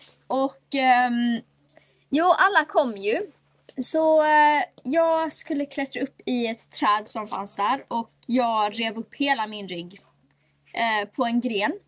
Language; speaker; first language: Swedish; native; Swedish